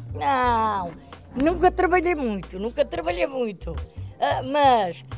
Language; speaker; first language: Portuguese; native; Portuguese